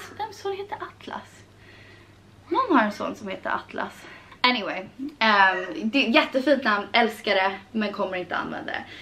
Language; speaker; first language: Swedish; early bilingual, heritage; Swedish